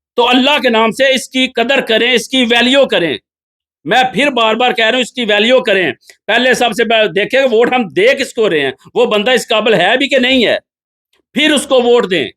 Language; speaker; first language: Urdu; non-native, local second language; Punjabi